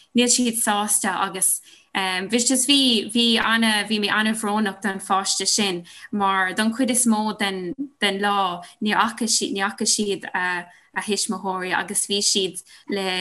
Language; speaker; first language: Irish; non-native, local second language; English